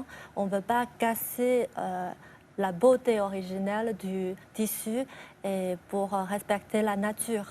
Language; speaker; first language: French; non-native, fluent; Chinese